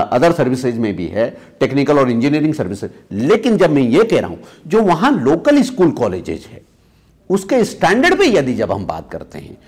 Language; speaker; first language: Hindi; native; Hindi